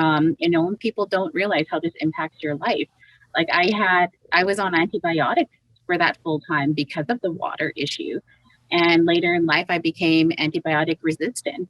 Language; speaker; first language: English; native; English